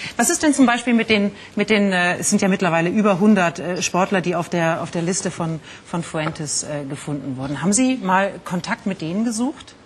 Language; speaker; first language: German; native; German